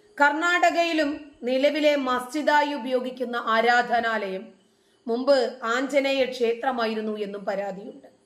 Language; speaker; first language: Malayalam; native; Malayalam